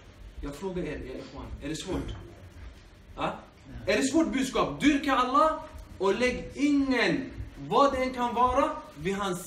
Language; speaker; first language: Swedish; early bilingual, other home language; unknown